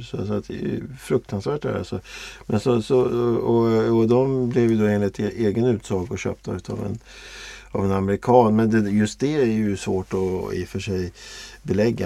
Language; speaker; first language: Swedish; native; Swedish